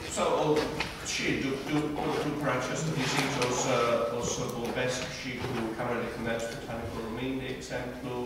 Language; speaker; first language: Romanian; non-native, fluent; English